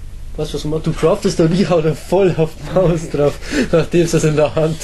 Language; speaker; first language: German; native; German